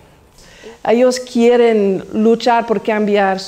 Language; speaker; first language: Spanish; non-native, learner; English